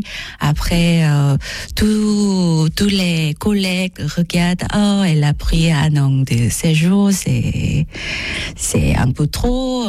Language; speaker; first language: French; non-native, learner; Korean